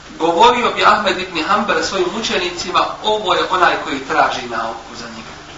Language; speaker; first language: Bosnian; native; Bosnian